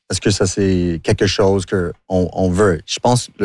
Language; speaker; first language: French; non-native, local second language; English